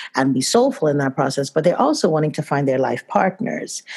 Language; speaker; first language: English; non-native, local second language; Igbo